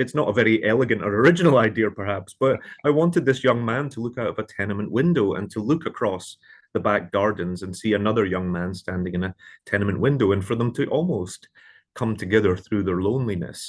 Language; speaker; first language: English; native; English